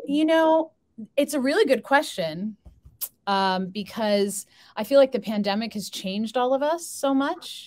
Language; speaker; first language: English; native; English